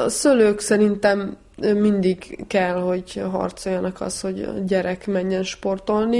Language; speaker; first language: Hungarian; early bilingual, heritage; Hungarian